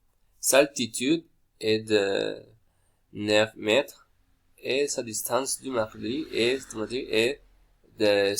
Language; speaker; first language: French; non-native, learner; Spanish